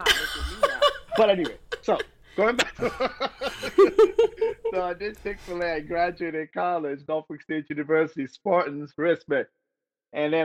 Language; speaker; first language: English; non-native, local second language; Igbo